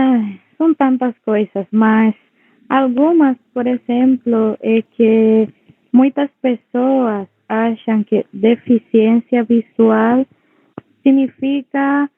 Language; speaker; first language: Portuguese; non-native, local second language; Spanish